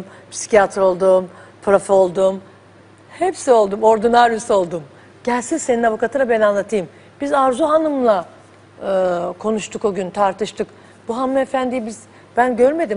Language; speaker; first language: Turkish; native; Turkish